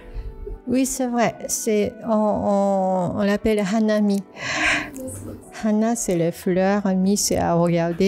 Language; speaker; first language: French; non-native, fluent; Japanese